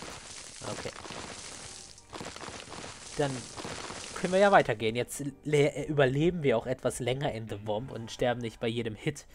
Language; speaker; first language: German; native; German